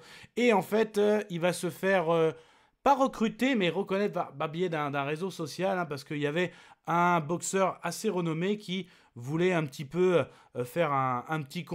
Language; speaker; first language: French; native; French